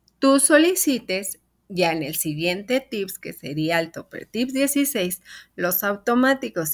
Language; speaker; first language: Spanish; native; Spanish